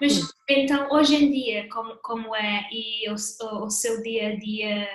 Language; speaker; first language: Portuguese; non-native, fluent; English